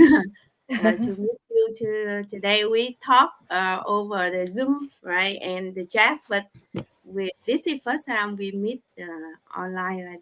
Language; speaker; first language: English; non-native, learner; Vietnamese